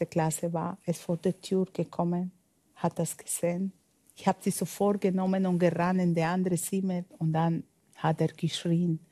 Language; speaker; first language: German; non-native, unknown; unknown